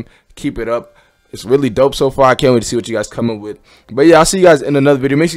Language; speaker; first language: English; native; English